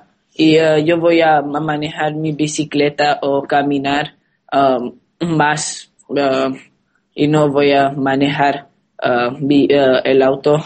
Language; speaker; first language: Spanish; non-native, learner; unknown